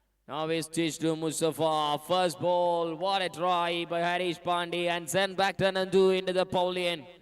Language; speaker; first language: English; non-native, local second language; Malayalam